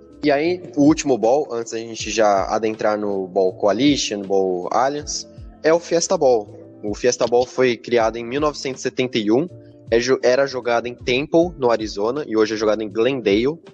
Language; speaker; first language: Portuguese; native; Portuguese